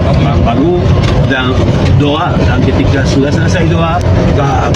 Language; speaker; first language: Indonesian; non-native, fluent; Spanish